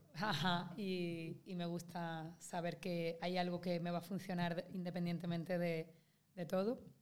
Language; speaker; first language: Spanish; native; Spanish